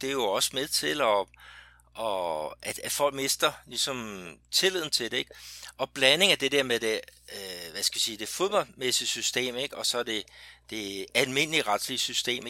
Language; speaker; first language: Danish; native; Danish